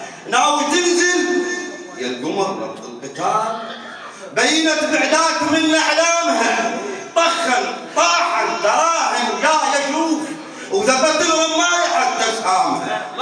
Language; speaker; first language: Arabic; native; Arabic